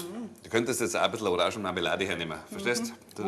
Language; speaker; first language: German; native; German